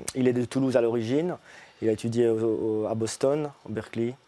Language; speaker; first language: French; early bilingual, other home language; Italian